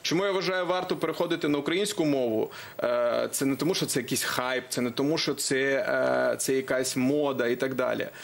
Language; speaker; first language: Ukrainian; non-native, local second language; Russian